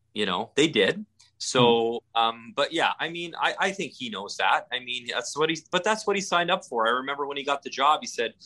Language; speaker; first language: English; native; English